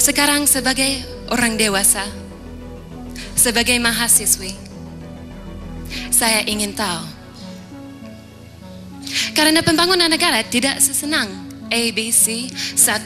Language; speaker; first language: Malay; non-native, fluent; English